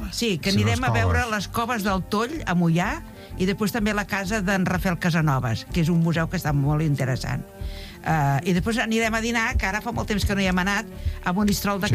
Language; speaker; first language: Catalan; native; Catalan